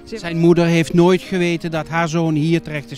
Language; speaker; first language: Dutch; native; Dutch